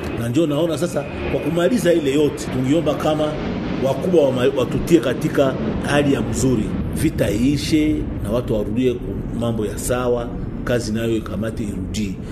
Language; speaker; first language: Swahili; non-native, local second language; Nande